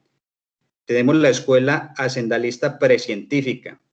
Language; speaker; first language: Spanish; native; Spanish